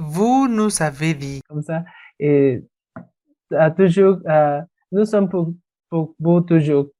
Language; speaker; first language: French; non-native, learner; Spanish